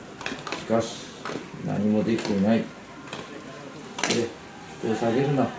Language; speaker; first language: Japanese; native; Japanese